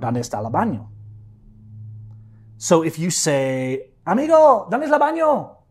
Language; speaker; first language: Spanish; non-native, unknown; English